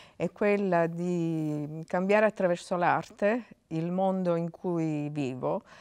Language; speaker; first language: Italian; non-native, local second language; Sicilian